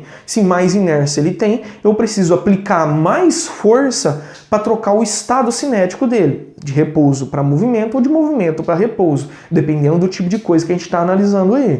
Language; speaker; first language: Portuguese; native; Portuguese